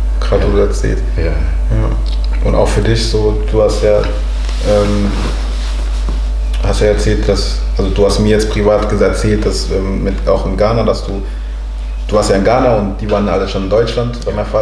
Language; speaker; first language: German; early bilingual, other home language; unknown